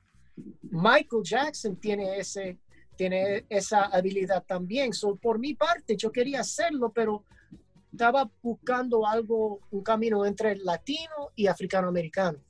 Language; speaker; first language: Spanish; early bilingual, heritage; English